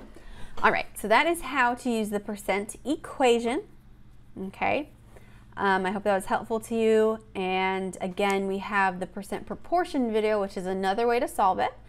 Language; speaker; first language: English; native; English